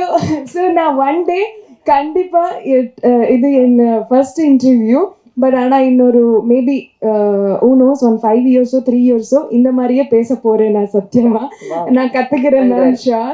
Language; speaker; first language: Tamil; non-native, local second language; Kannada